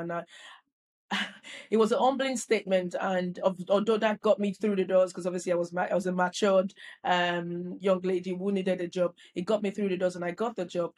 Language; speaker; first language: English; non-native, local second language; Yoruba